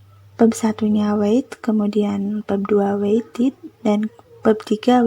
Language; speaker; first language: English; non-native, learner; Indonesian